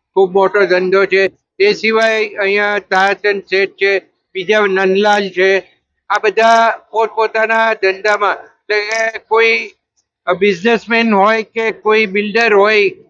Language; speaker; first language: Gujarati; native; Gujarati